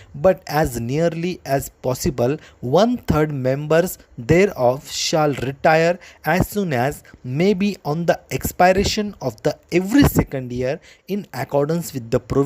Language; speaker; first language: English; non-native, local second language; Marathi